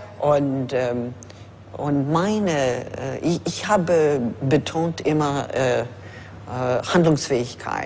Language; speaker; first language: German; non-native, fluent; English